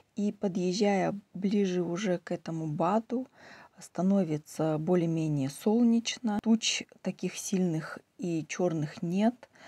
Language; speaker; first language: Russian; native; Russian